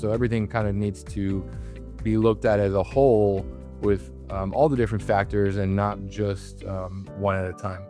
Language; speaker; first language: English; native; English